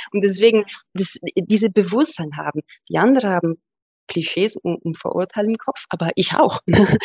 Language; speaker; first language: German; non-native, fluent; Italian